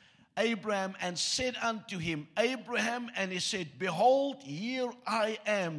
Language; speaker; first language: English; non-native, local second language; Afrikaans